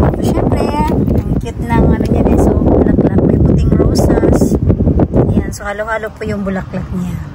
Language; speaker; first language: Filipino; non-native, local second language; Cebuano